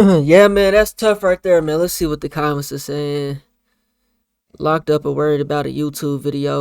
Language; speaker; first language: English; native; English